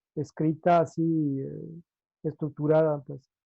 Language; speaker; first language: Spanish; non-native, fluent; French